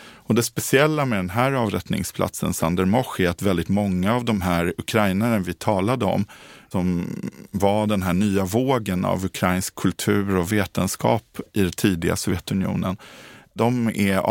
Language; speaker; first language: Swedish; native; Swedish